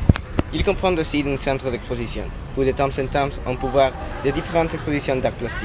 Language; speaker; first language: French; non-native, learner; Spanish